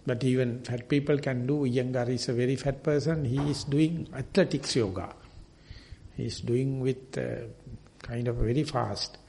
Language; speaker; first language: English; non-native, local second language; Sinhala